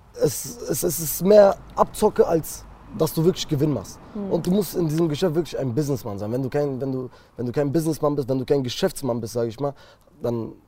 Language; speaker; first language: German; early bilingual, other home language; Kurdish